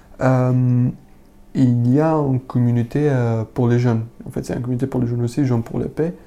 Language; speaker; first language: French; non-native, learner; Arabic